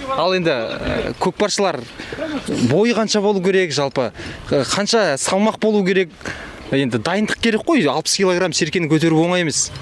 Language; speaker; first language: Kazakh; native; Kazakh